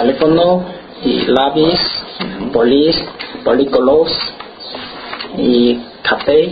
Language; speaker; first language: Spanish; non-native, learner; Chinese